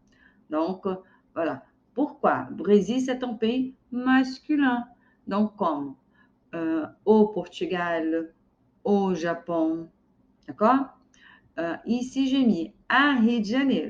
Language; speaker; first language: French; non-native, fluent; Portuguese